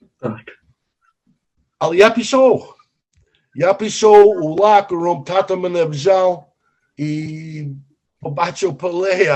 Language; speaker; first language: Ukrainian; early bilingual, heritage; Ukrainian